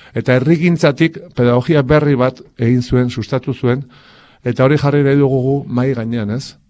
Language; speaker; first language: Basque; native; Basque